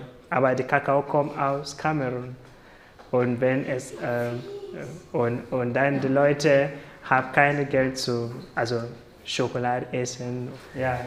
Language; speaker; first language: German; non-native, learner; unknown